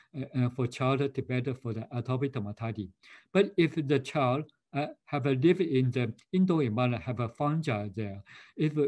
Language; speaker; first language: English; non-native, fluent; Chinese